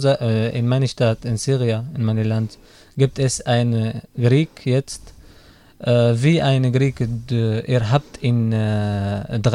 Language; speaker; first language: German; non-native, learner; Arabic